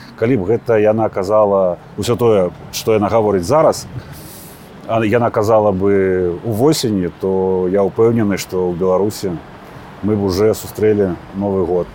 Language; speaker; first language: Belarusian; native; Belarusian